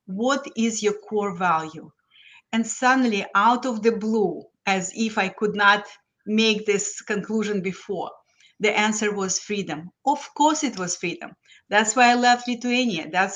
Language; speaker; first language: English; non-native, fluent; Lithuanian